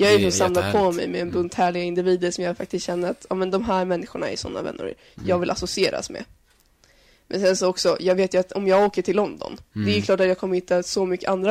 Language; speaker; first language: Swedish; native; Swedish